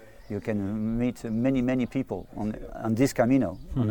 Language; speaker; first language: English; non-native, fluent; French